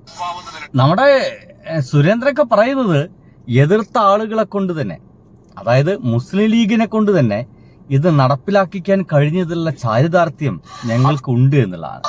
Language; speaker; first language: Malayalam; native; Malayalam